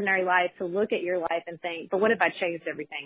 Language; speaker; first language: English; native; English